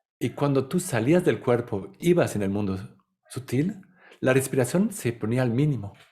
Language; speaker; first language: Spanish; non-native, fluent; Italian